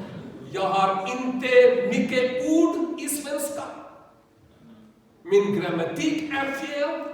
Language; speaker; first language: Swedish; non-native, learner; Urdu